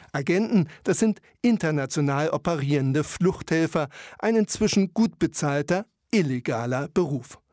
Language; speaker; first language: German; native; German